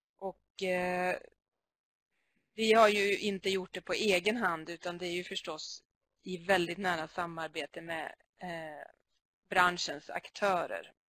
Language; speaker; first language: Swedish; native; Swedish